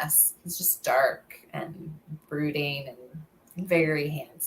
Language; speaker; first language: English; native; English